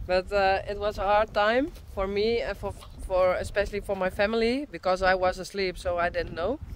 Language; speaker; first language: English; non-native, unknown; Dutch